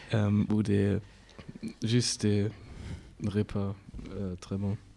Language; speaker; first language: French; non-native, learner; German